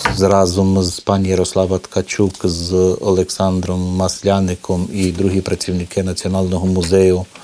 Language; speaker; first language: Ukrainian; early bilingual, heritage; Ukrainian